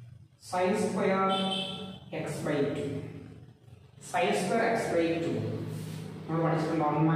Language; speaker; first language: Malayalam; native; Malayalam